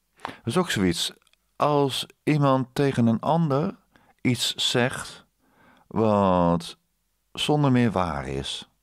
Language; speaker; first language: Dutch; native; Dutch